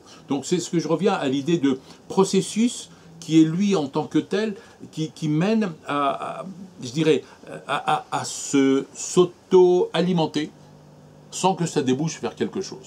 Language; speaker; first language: French; native; French